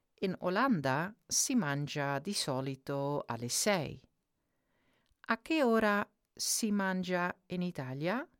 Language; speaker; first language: Italian; non-native, fluent; Dutch